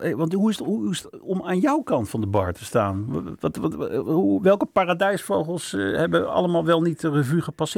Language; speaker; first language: Dutch; native; Dutch